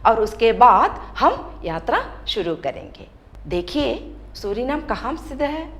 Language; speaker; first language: Hindi; non-native, local second language; Malayalam